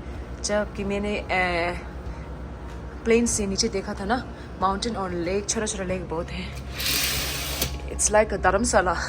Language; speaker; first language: Hindi; non-native, local second language; Tibetan